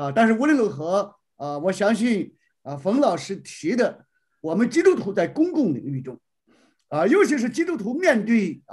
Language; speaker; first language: Chinese; native; Chinese